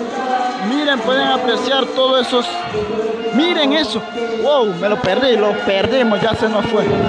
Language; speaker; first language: Spanish; non-native, local second language; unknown